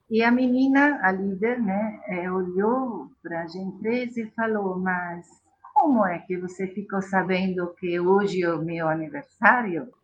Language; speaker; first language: Portuguese; non-native, fluent; Italian